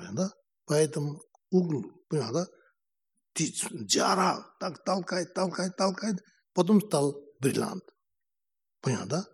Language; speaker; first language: Russian; non-native, learner; Tibetan